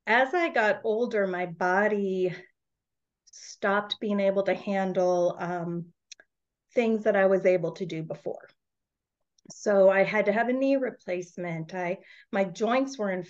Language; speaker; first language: English; native; English